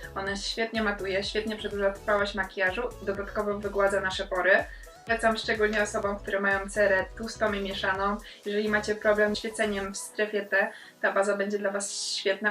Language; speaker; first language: Polish; native; Polish